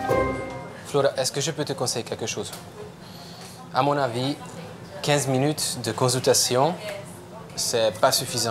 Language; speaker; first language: French; non-native, learner; Spanish